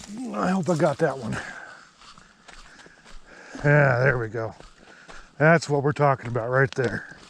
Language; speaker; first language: English; native; English